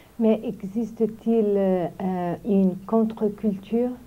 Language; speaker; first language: French; non-native, fluent; Portuguese